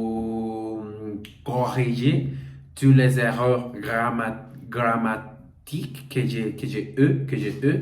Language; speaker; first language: French; non-native, learner; Portuguese